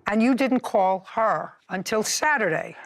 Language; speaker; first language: English; native; English